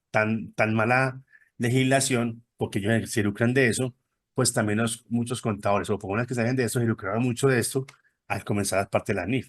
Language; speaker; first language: Spanish; native; Spanish